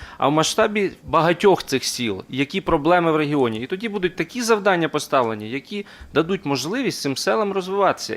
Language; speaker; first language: Ukrainian; native; Ukrainian